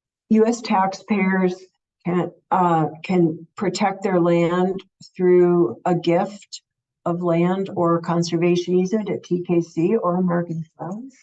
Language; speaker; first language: English; native; English